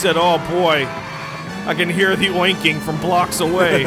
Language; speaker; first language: English; native; English